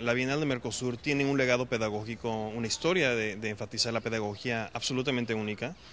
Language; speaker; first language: Spanish; native; Spanish